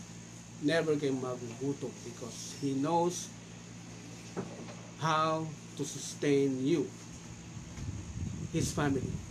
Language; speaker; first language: English; non-native, local second language; Filipino